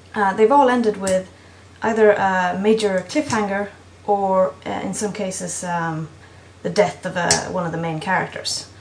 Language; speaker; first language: English; non-native, fluent; Swedish